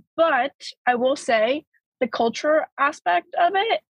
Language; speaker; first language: English; early bilingual, other home language; Bulgarian